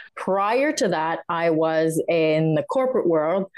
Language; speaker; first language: English; non-native, fluent; French